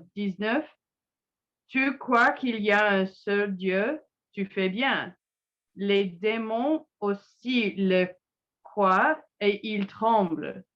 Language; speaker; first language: French; non-native, learner; English